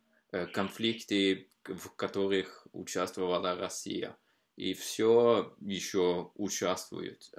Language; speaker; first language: Russian; non-native, fluent; Norwegian